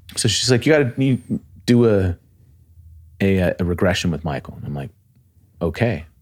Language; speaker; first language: English; native; English